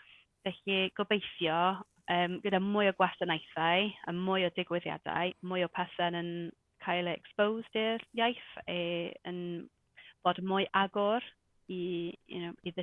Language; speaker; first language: Welsh; non-native, local second language; English